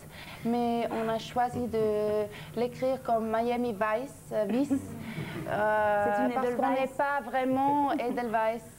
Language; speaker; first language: French; non-native, local second language; German